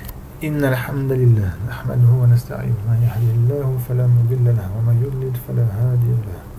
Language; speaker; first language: Arabic; non-native, fluent; French